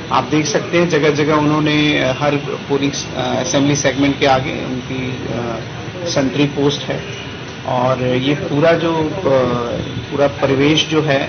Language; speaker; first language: Hindi; native; Hindi